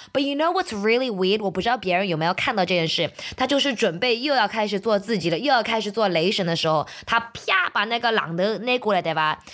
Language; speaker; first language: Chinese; native; Chinese